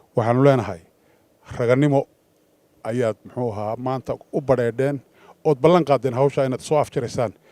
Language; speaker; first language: Somali; native; Somali